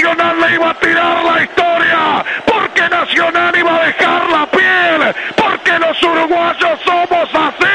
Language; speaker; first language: Spanish; native; Spanish